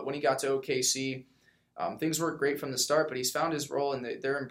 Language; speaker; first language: English; native; English